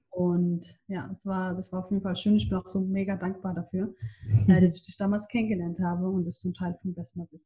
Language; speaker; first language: German; early bilingual, other home language; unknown